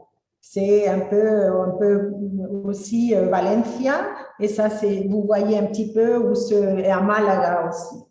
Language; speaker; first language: French; non-native, fluent; Spanish